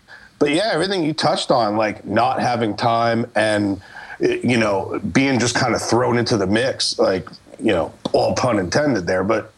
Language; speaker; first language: English; native; English